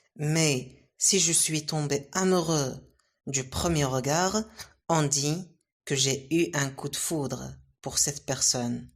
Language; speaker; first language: French; non-native, local second language; Arabic